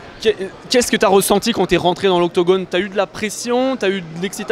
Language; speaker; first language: French; native; French